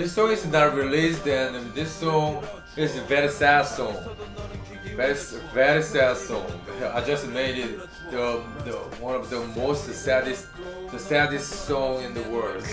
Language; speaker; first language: English; non-native, learner; Korean